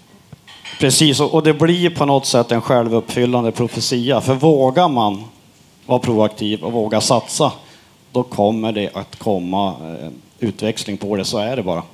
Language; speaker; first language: Swedish; native; Swedish